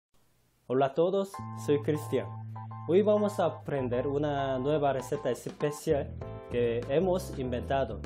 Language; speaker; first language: Spanish; non-native, fluent; Korean